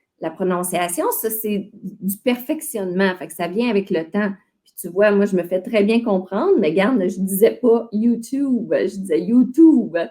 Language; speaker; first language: French; native; French